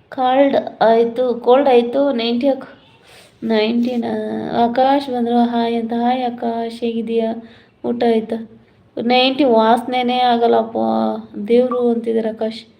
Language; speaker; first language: Kannada; non-native, local second language; Malayalam